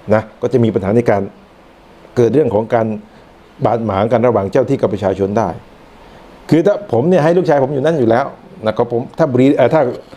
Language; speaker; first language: Thai; non-native, local second language; Northern Khmer